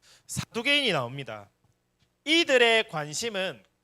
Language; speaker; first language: Korean; native; Korean